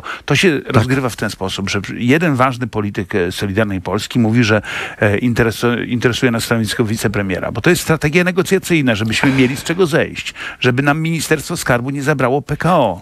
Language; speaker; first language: Polish; native; Polish